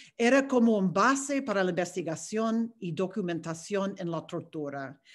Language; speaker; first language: Spanish; non-native, fluent; English